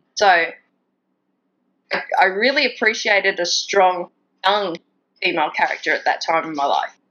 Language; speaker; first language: English; native; English